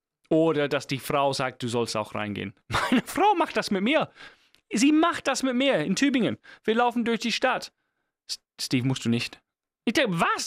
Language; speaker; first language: German; non-native, fluent; English